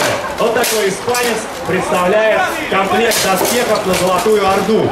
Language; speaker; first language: Russian; native; Russian